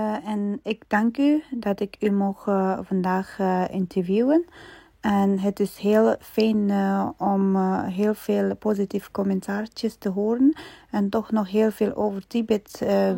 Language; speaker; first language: Dutch; non-native, fluent; Tibetan